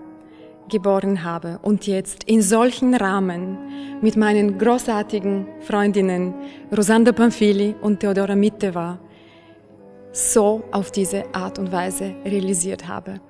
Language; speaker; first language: German; non-native, fluent; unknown